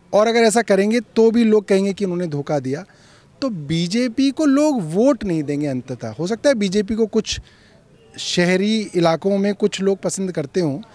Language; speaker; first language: Hindi; native; Hindi